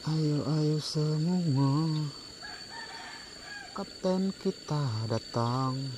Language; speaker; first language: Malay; non-native, local second language; Javanese